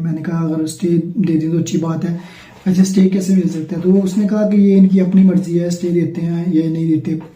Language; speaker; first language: Urdu; non-native, local second language; Punjabi